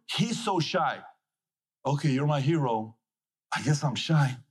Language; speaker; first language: English; non-native, fluent; Persian